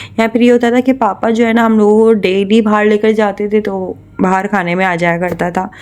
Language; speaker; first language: Urdu; native; Urdu